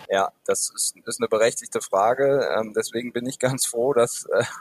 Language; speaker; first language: German; native; German